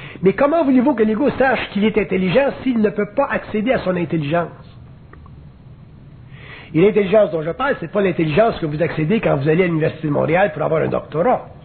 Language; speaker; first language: French; native; French